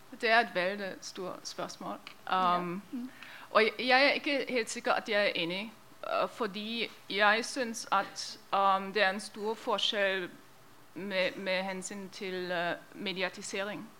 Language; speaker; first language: Norwegian; non-native, fluent; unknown